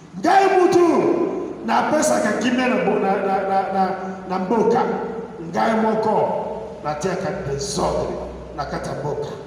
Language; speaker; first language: Lingala; native; Lingala